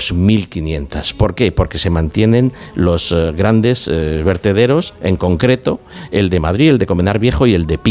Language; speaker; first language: Spanish; native; Spanish